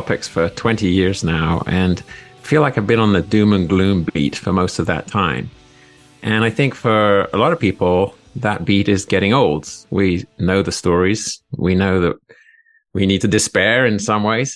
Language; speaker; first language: English; native; English